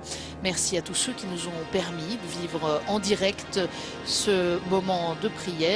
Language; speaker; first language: French; native; French